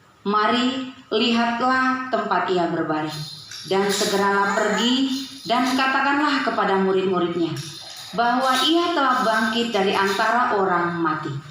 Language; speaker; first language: Indonesian; native; Indonesian